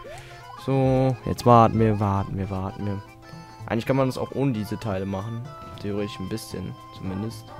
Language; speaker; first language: German; native; German